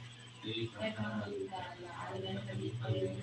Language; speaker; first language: Arabic; non-native, learner; English